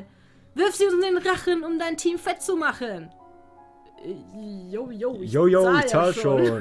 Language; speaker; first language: German; native; German